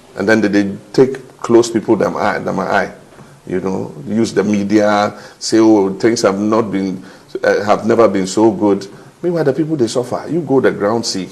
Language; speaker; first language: Nigerian Pidgin; non-native, fluent; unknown